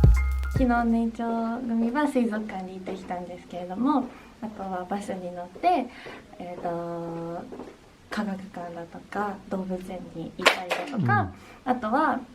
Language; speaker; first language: Japanese; native; Japanese